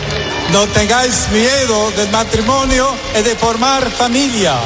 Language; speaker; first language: Spanish; non-native, fluent; English